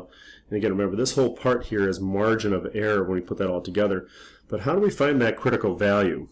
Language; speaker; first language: English; native; English